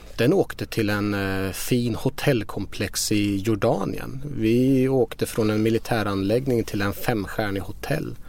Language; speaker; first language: Swedish; early bilingual, other home language; Persian